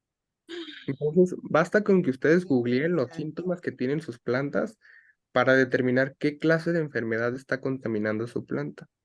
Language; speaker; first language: Spanish; native; Spanish